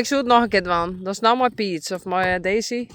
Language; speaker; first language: Dutch; native; Dutch